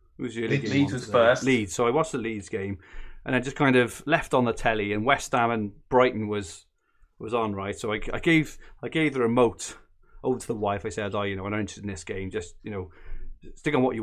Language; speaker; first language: English; native; English